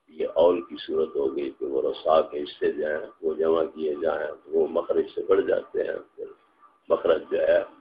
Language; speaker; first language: Urdu; non-native, local second language; Punjabi